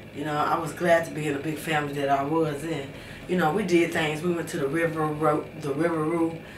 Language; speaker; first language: English; native; English